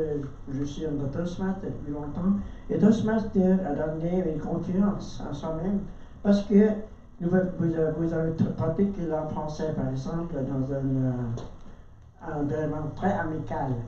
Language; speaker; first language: French; non-native, learner; Vietnamese